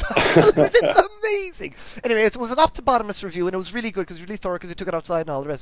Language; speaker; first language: English; native; English